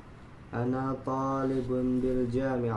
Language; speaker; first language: Arabic; non-native, learner; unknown